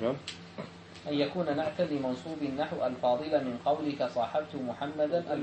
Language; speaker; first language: Arabic; native; Arabic